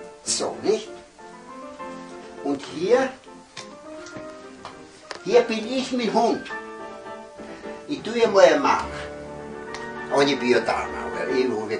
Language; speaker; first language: German; early bilingual, heritage; German